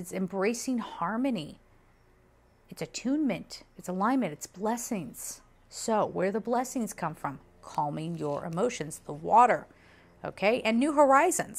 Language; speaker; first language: English; native; English